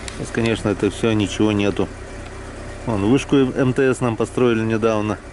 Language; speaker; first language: Russian; non-native, local second language; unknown